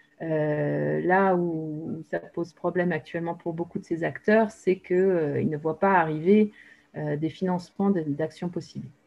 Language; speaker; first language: French; native; French